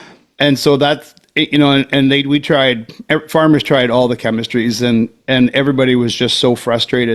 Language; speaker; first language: English; native; English